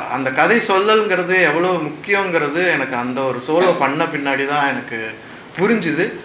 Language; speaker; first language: Tamil; native; Tamil